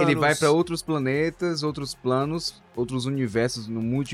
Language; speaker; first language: Portuguese; native; Portuguese